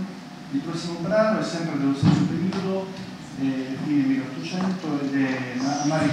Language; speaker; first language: Italian; native; Italian